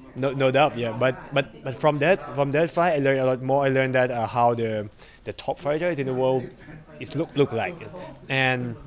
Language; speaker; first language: English; non-native, learner; Thai